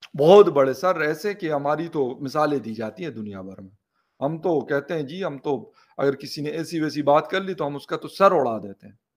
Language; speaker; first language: Hindi; native; Hindi